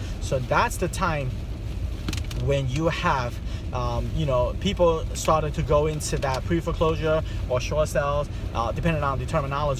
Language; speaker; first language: English; non-native, fluent; Chinese